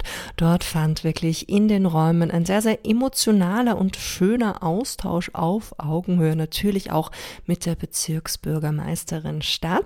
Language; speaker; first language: German; native; German